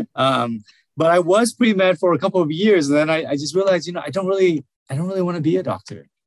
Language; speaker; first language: English; early bilingual, other home language; Vietnamese